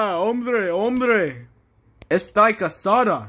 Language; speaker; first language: Spanish; non-native, learner; English